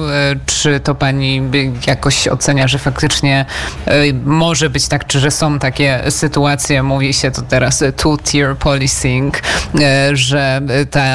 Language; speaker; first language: Polish; native; Polish